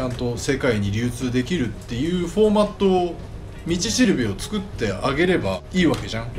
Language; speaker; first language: Japanese; native; Japanese